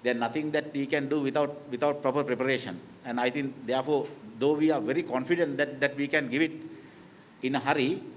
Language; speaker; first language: English; non-native, local second language; Sinhala